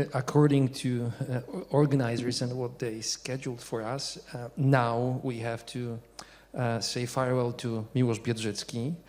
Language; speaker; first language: English; non-native, fluent; Polish